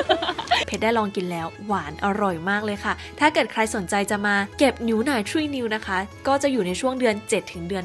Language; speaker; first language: Thai; native; Thai